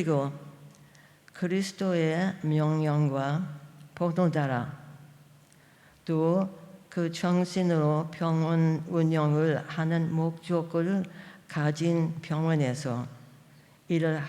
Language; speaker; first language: Korean; non-native, fluent; English